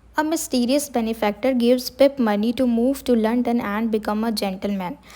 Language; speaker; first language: English; non-native, local second language; Hindi